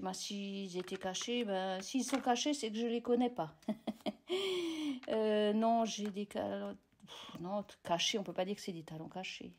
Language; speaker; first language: French; native; French